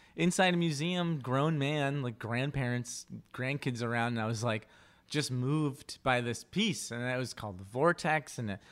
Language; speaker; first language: English; early bilingual, other home language; Spanish